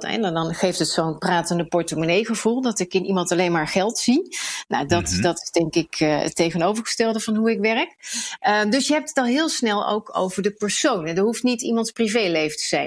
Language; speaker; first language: Dutch; native; Dutch